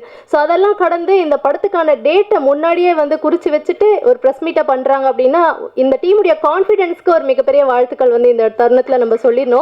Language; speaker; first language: Tamil; native; Tamil